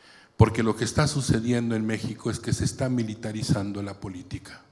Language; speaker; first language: Spanish; native; Spanish